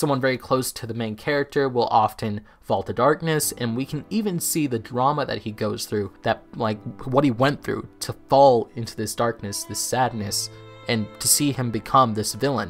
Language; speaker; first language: English; native; English